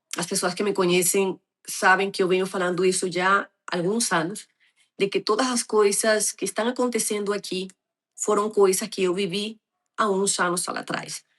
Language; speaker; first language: Portuguese; non-native, fluent; Spanish